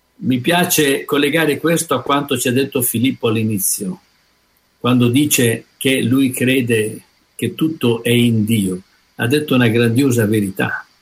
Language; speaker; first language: Italian; native; Italian